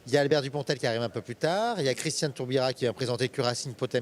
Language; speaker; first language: French; native; French